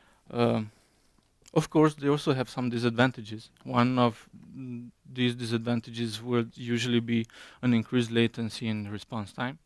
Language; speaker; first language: English; non-native, fluent; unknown